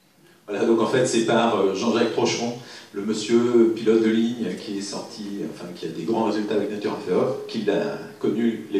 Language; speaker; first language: French; native; French